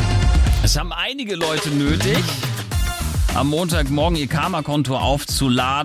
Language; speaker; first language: German; native; German